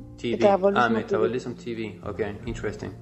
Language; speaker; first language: English; non-native, fluent; Spanish